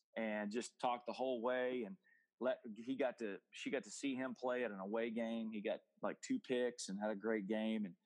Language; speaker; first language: English; native; English